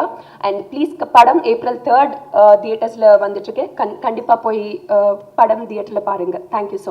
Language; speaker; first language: Tamil; non-native, learner; Telugu